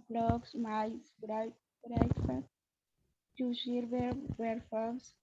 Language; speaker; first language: English; non-native, learner; Spanish